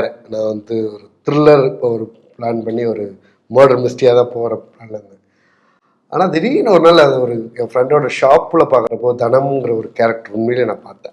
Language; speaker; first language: Tamil; native; Tamil